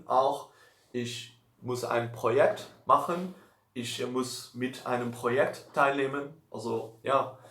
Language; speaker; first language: German; non-native, learner; Dutch